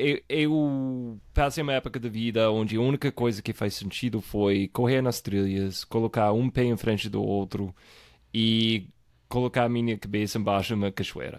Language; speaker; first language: Portuguese; non-native, fluent; English